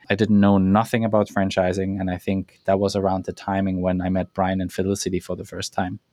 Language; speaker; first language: English; non-native, fluent; German